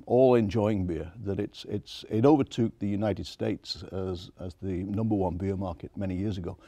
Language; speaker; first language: English; native; English